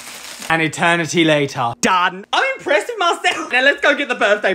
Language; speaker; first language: English; native; English